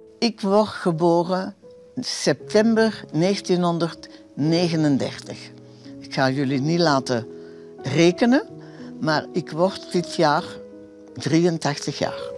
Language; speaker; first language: Dutch; early bilingual, other home language; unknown